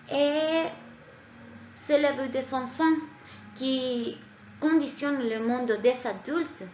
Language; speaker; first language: French; non-native, learner; Spanish